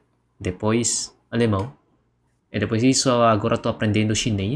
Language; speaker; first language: Portuguese; non-native, learner; Indonesian